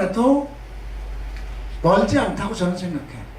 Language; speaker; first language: Korean; native; Korean